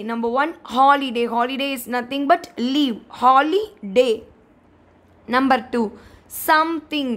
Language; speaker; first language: English; non-native, local second language; Tamil